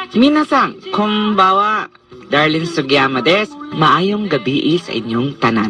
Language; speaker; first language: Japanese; non-native, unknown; Cebuano